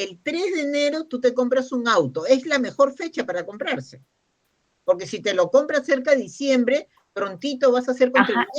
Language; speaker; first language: Spanish; native; Spanish